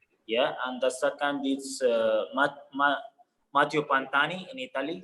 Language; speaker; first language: English; non-native, fluent; Arabic